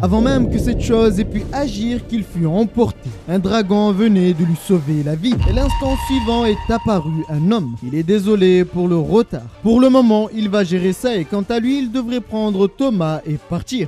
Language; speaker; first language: French; native; French